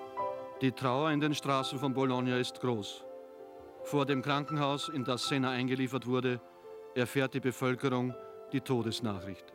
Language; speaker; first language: German; native; German